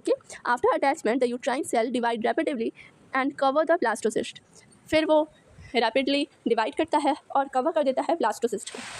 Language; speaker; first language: Hindi; native; Hindi